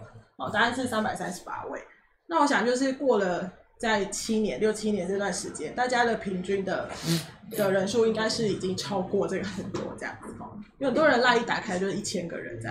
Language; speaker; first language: Chinese; native; Chinese